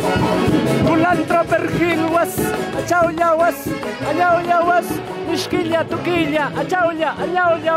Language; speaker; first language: Spanish; native; Spanish